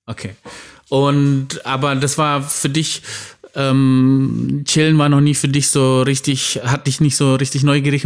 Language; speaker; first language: German; non-native, fluent; Indonesian